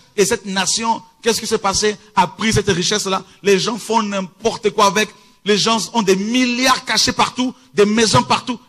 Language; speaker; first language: French; early bilingual, other home language; Lingala